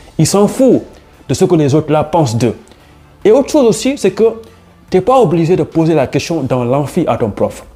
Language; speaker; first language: French; non-native, local second language; Wolof